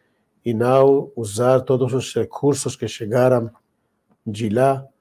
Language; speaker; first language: Portuguese; non-native, fluent; Hebrew